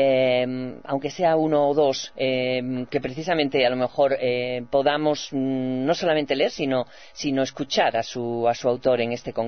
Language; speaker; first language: Spanish; native; Spanish